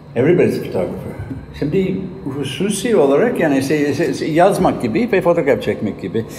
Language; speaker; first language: Turkish; non-native, fluent; Irish